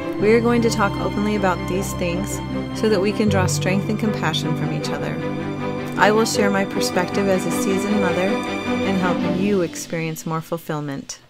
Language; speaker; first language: English; native; English